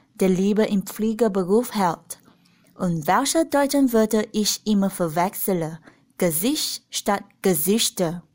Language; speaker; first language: German; non-native, learner; Malay